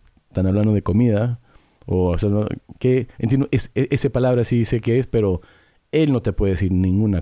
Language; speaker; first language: Spanish; early bilingual, heritage; English